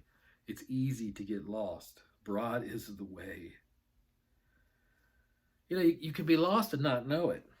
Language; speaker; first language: English; native; English